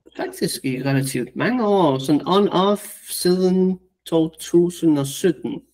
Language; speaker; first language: Danish; non-native, fluent; English